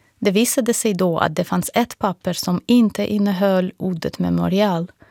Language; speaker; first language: Swedish; non-native, fluent; Russian